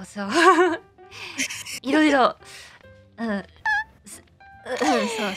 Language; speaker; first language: Japanese; non-native, learner; English